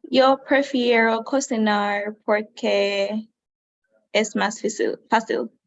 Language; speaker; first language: Spanish; non-native, learner; English